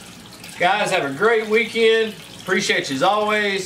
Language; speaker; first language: English; native; English